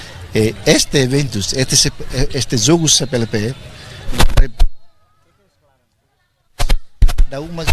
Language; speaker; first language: Portuguese; non-native, local second language; Tetum